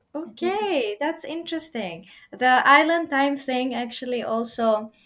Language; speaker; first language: English; non-native, fluent; Uzbek